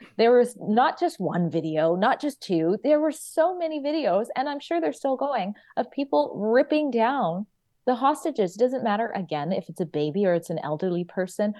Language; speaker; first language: English; native; English